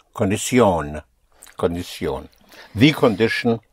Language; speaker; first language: Spanish; non-native, fluent; English